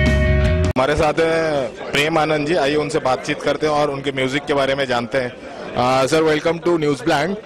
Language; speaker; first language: Hindi; non-native, local second language; Odia